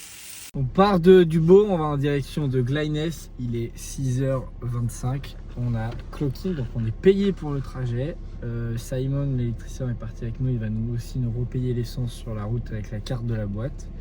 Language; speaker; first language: French; native; French